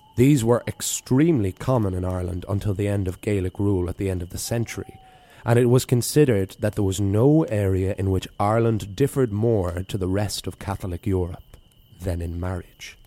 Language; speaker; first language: English; native; English